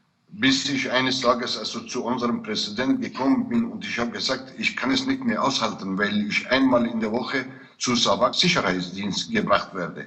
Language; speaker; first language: German; non-native, fluent; Kurdish